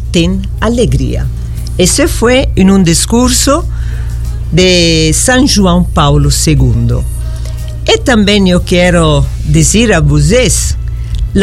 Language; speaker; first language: Portuguese; non-native, learner; Italian